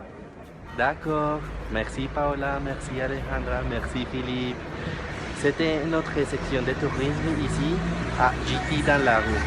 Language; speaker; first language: French; non-native, learner; Spanish